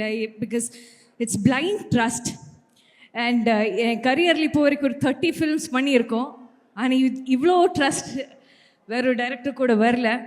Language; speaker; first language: Tamil; non-native, learner; Malayalam